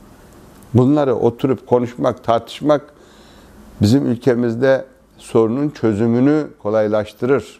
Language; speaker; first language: Turkish; native; Turkish